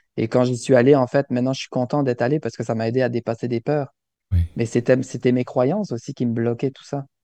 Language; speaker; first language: French; native; French